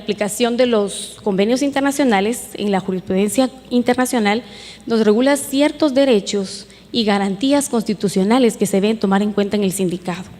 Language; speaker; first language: Spanish; native; Spanish